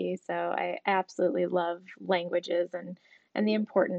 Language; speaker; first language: English; native; English